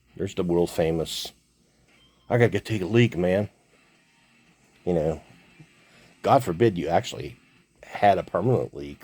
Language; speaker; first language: English; native; English